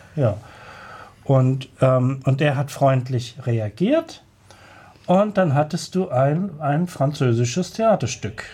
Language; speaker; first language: German; native; German